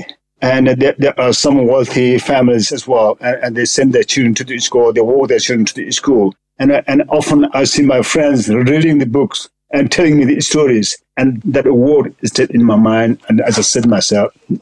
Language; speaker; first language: English; non-native, local second language; Sherpa